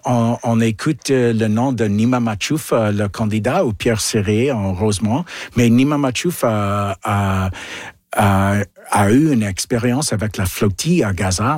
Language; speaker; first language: French; non-native, local second language; English